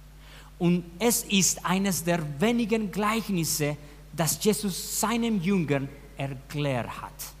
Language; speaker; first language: German; non-native, fluent; Spanish